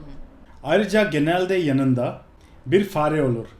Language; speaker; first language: Turkish; non-native, fluent; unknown